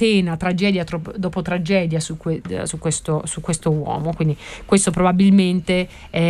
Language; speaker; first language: Italian; native; Italian